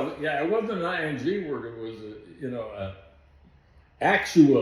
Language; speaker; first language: English; native; English